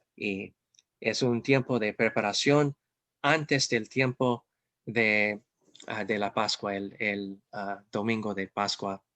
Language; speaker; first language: Spanish; non-native, fluent; English